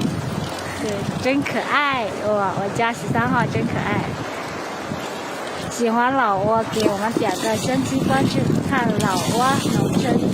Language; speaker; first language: Chinese; non-native, fluent; Hmong